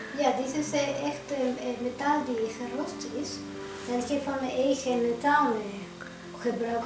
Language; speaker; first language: Dutch; non-native, fluent; Spanish